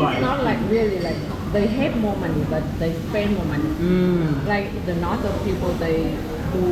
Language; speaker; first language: English; non-native, learner; Vietnamese